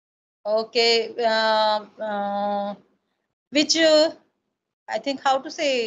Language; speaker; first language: English; non-native, learner; Hindi